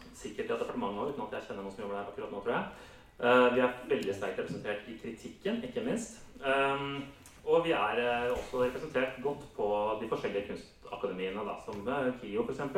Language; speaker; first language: Norwegian; native; Norwegian